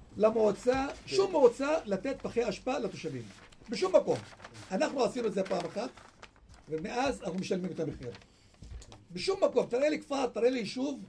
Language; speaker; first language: Hebrew; non-native, local second language; Arabic